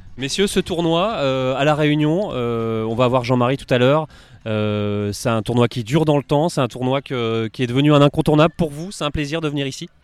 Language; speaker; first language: French; native; French